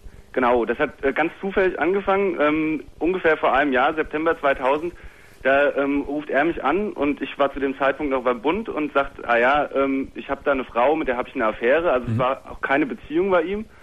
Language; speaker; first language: German; native; German